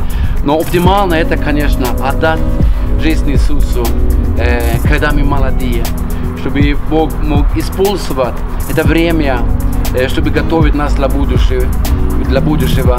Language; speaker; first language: Russian; non-native, fluent; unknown